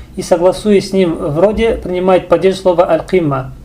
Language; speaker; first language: Russian; non-native, local second language; Kazakh